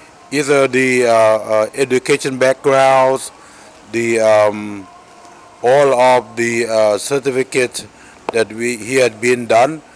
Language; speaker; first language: English; non-native, fluent; Thai